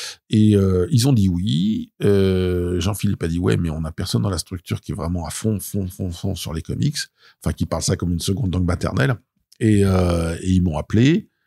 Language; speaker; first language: French; native; French